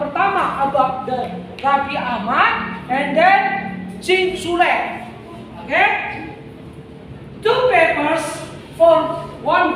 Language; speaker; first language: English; non-native, learner; Indonesian